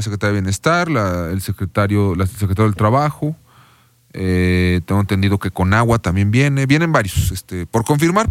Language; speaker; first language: Spanish; native; Spanish